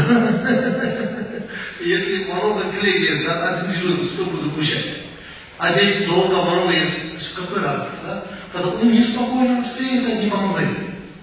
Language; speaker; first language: Russian; non-native, learner; Tibetan